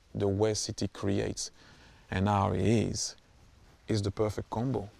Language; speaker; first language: English; non-native, fluent; French